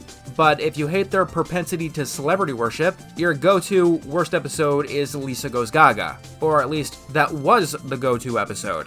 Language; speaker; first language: English; native; English